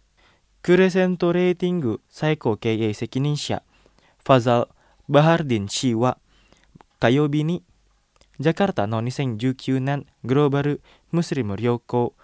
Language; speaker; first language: Japanese; non-native, fluent; Indonesian